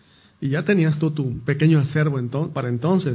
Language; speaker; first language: Spanish; native; Spanish